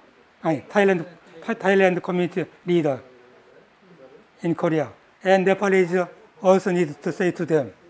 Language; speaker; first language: English; non-native, learner; Korean